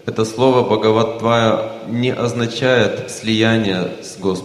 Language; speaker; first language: Russian; native; Russian